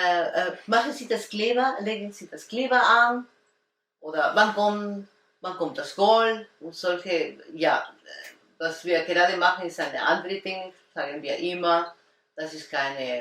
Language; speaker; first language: German; non-native, learner; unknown